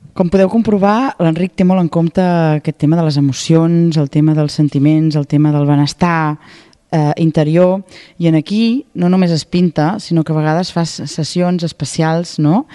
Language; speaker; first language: Catalan; native; Catalan